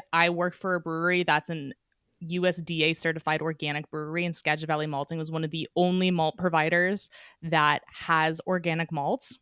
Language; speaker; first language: English; native; English